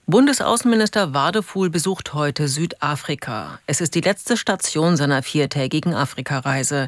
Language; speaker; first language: German; native; German